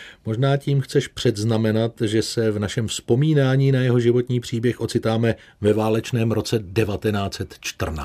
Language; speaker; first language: Czech; native; Czech